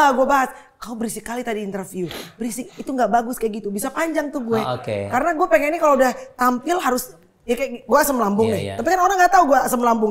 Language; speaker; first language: Indonesian; native; Indonesian